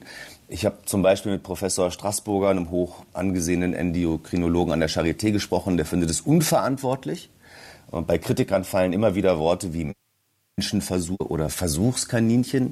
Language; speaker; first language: German; native; German